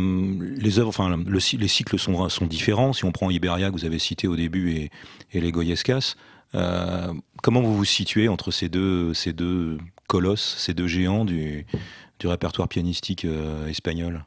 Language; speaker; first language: French; native; French